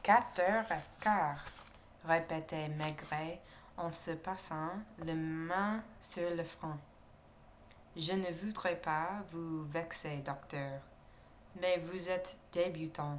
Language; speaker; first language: French; non-native, learner; English